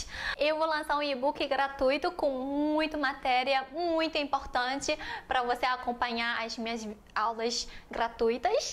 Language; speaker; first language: Portuguese; non-native, fluent; Chinese